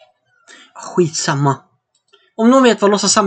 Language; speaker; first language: Swedish; native; Swedish